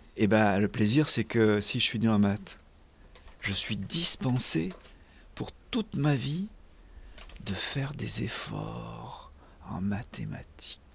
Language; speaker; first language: French; native; French